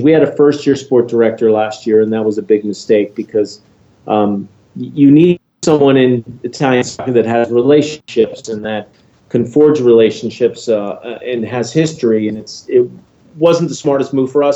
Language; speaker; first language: English; native; English